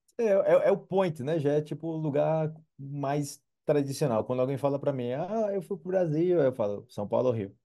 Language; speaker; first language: Portuguese; native; Portuguese